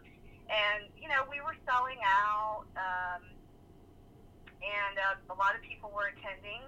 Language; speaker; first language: English; native; English